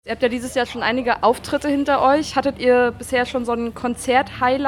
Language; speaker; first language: German; native; German